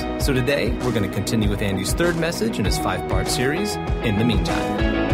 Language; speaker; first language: English; native; English